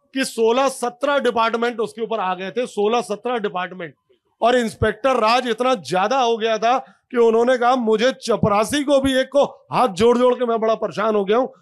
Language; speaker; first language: Hindi; native; Hindi